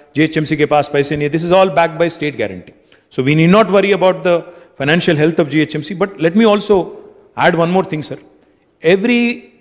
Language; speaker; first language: Hindi; non-native, local second language; Telugu